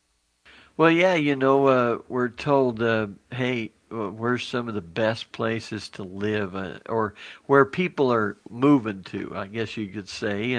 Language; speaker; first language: English; native; English